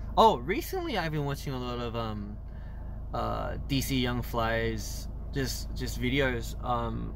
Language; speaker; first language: English; early bilingual, other home language; Korean